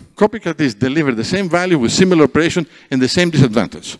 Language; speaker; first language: English; non-native, fluent; Greek